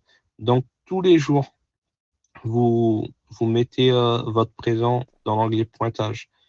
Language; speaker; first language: French; native; French